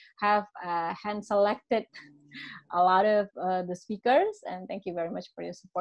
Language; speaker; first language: English; non-native, fluent; Indonesian